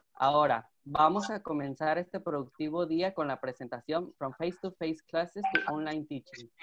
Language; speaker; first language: Spanish; native; Spanish